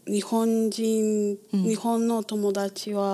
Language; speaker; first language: Japanese; non-native, learner; English